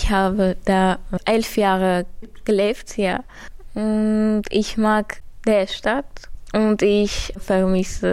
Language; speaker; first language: German; early bilingual, other home language; Armenian